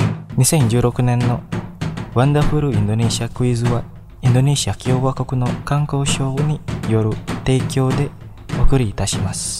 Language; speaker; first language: Japanese; non-native, fluent; Indonesian